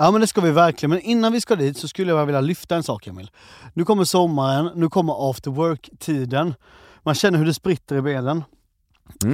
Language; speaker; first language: Swedish; native; Swedish